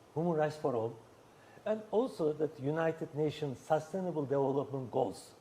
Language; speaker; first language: English; non-native, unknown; Turkish